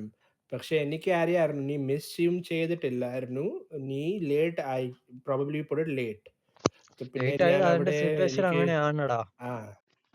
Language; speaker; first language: Malayalam; early bilingual, heritage; Malayalam